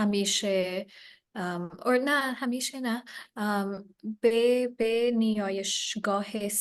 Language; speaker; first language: Persian; non-native, learner; English